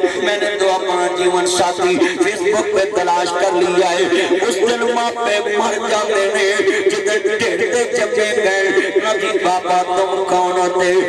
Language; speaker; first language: Urdu; non-native, local second language; Punjabi